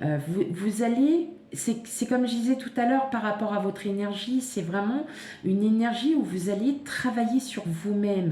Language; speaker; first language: French; native; French